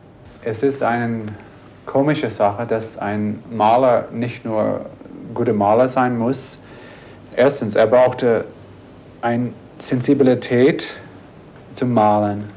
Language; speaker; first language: German; non-native, fluent; English